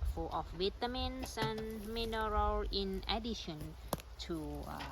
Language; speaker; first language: English; non-native, learner; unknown